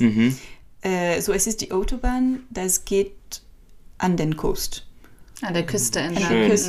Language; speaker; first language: German; non-native, learner; French